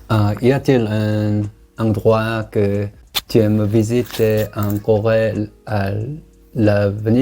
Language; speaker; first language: French; non-native, learner; Korean